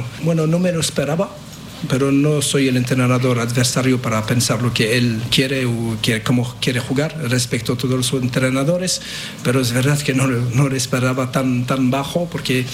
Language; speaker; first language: Spanish; non-native, fluent; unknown